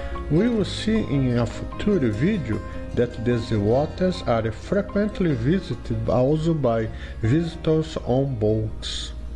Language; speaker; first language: English; non-native, fluent; Portuguese